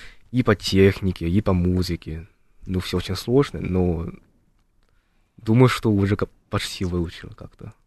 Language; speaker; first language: Russian; non-native, fluent; Chinese